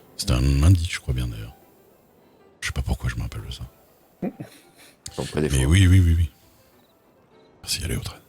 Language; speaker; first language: French; native; French